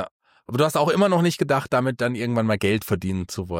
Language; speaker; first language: German; native; German